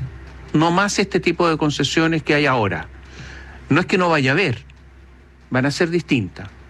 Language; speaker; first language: Spanish; native; Spanish